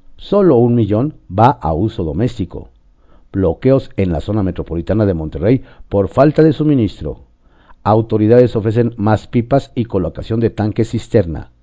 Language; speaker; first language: Spanish; native; Spanish